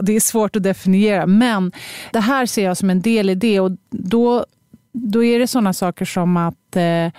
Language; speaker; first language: Swedish; native; Swedish